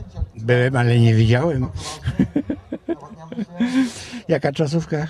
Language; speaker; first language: Polish; native; Polish